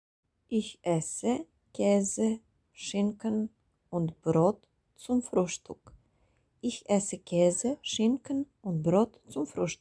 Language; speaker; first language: German; non-native, fluent; Serbian